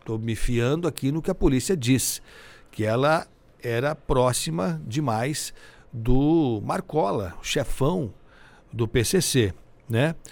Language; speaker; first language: Portuguese; native; Portuguese